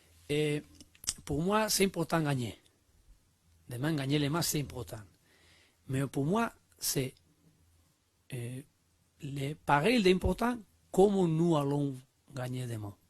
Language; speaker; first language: French; non-native, learner; Spanish